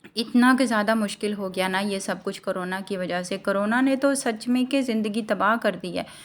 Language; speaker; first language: Urdu; native; Urdu